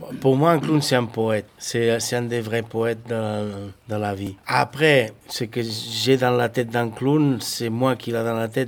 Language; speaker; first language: French; non-native, fluent; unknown